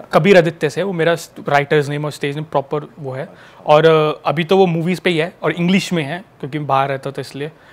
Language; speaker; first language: Hindi; native; Hindi